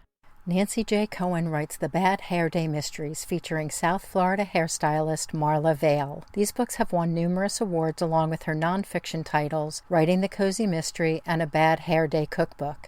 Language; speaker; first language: English; native; English